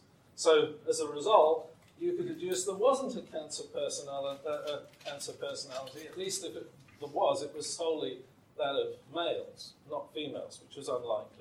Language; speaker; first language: English; native; English